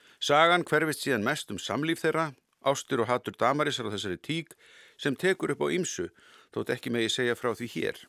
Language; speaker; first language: Icelandic; native; Icelandic